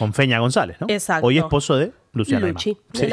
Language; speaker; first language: Spanish; native; Spanish